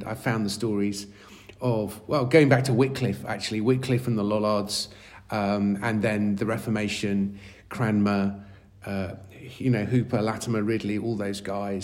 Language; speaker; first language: English; native; English